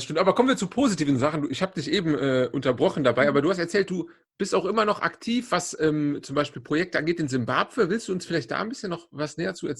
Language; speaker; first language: German; native; German